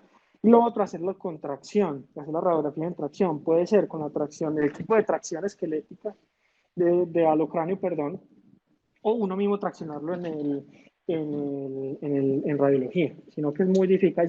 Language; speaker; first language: Spanish; native; Spanish